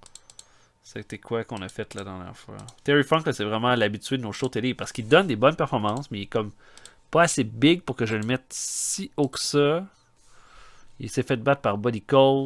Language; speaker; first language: French; native; French